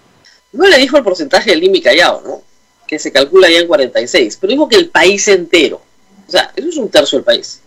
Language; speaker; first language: Spanish; native; Spanish